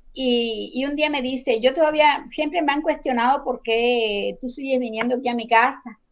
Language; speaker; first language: Spanish; native; Spanish